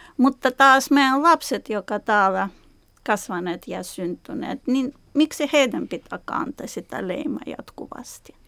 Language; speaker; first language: Finnish; non-native, fluent; Russian